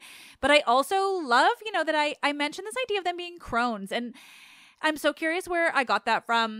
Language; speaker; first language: English; native; English